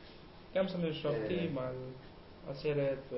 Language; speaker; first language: Hebrew; non-native, learner; Spanish